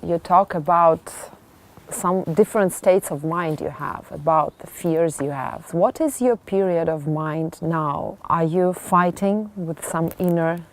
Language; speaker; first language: English; non-native, fluent; Russian